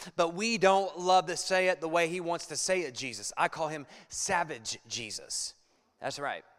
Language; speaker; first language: English; native; English